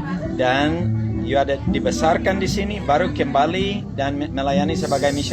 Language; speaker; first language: Indonesian; non-native, fluent; English